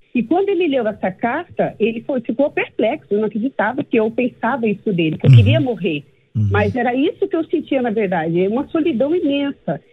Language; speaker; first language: Portuguese; native; Portuguese